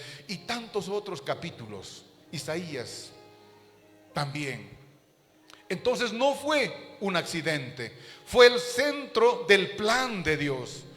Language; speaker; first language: Spanish; native; Spanish